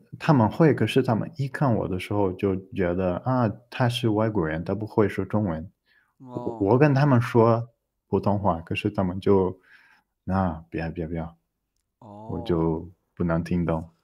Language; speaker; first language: Chinese; non-native, learner; Portuguese